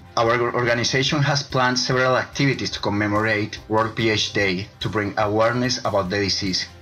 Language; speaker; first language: English; non-native, fluent; Spanish